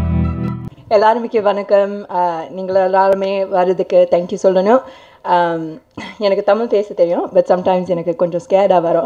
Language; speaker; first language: Tamil; non-native, learner; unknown